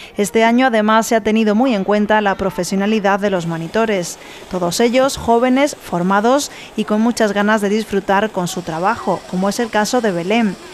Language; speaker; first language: Spanish; native; Spanish